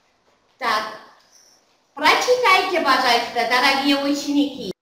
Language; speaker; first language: Russian; non-native, fluent; German